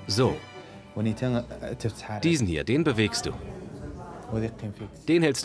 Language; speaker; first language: German; native; German